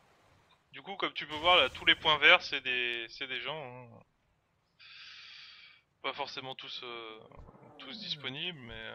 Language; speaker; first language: French; native; French